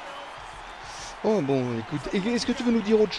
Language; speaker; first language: French; native; French